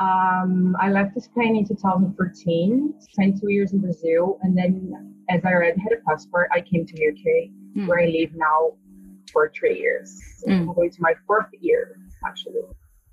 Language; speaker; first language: English; non-native, learner; Portuguese